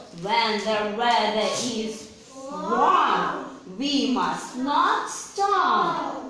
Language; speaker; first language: English; non-native, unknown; Ukrainian